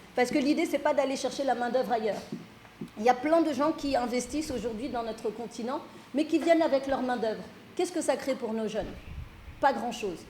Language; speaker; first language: French; early bilingual, other home language; Fula